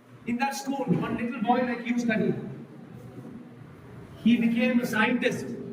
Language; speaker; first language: English; non-native, local second language; Tamil